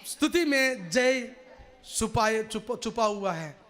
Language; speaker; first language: Hindi; non-native, local second language; Telugu